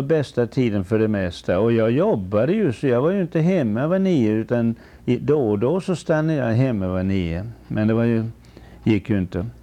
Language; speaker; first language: Swedish; early bilingual, heritage; Swedish